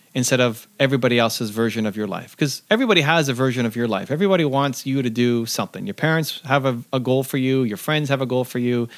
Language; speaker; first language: English; native; English